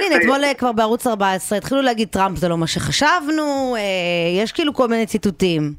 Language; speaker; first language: Hebrew; native; Hebrew